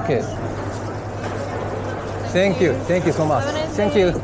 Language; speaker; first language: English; non-native, learner; Japanese